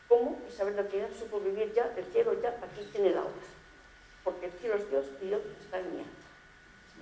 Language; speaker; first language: Spanish; native; Spanish